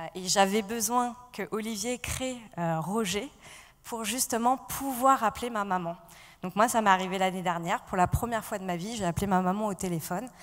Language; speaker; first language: French; native; French